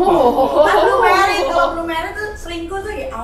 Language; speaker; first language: Indonesian; native; Indonesian